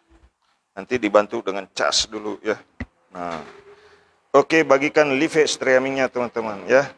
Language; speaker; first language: Indonesian; native; Indonesian